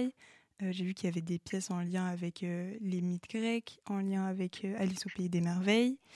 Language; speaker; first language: French; native; French